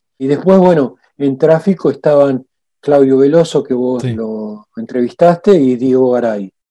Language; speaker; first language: Spanish; native; Spanish